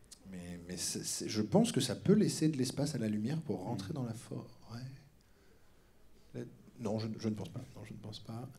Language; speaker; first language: French; native; French